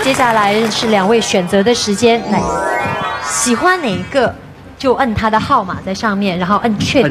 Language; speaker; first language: Chinese; native; Chinese